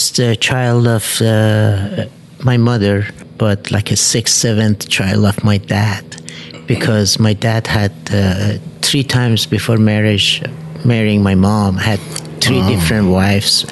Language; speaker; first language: English; non-native, fluent; Persian